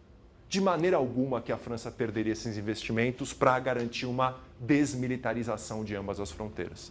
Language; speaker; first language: Portuguese; native; Portuguese